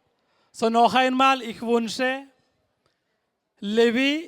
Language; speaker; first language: German; non-native, fluent; Malayalam